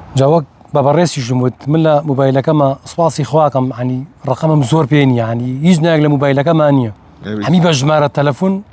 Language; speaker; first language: Central Kurdish; native; Central Kurdish